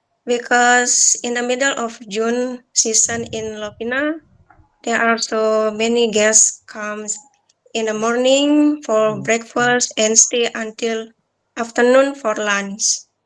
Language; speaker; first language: English; non-native, learner; Balinese